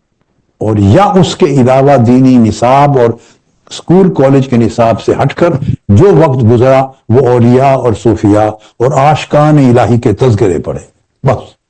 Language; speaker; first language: Urdu; native; Urdu